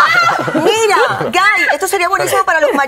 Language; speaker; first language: Spanish; native; Spanish